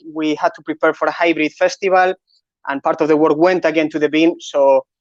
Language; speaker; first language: English; non-native, fluent; Catalan